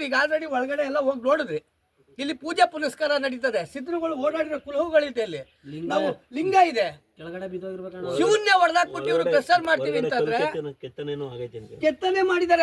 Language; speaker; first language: Kannada; native; Kannada